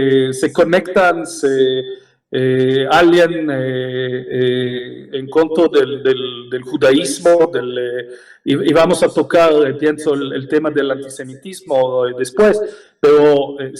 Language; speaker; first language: Spanish; non-native, fluent; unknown